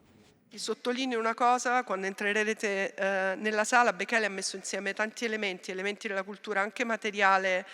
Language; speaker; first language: Italian; native; Italian